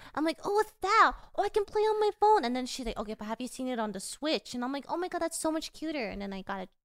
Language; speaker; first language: English; early bilingual, other home language; Korean